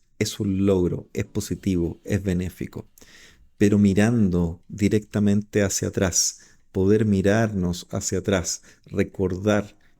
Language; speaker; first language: Spanish; native; Spanish